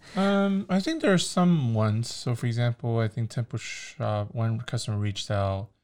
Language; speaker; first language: English; early bilingual, other home language; Chinese